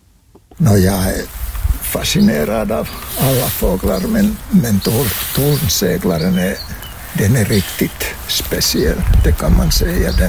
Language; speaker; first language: Swedish; non-native, fluent; Finnish